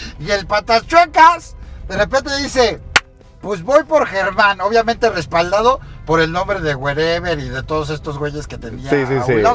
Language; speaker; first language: Spanish; native; Spanish